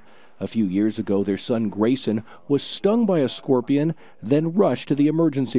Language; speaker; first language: English; native; English